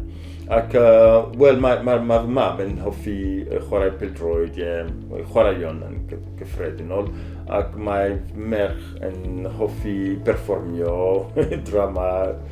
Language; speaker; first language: Welsh; non-native, learner; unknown